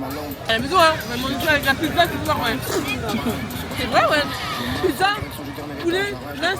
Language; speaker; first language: French; native; French